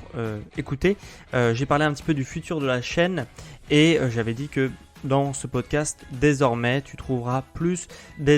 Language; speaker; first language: French; native; French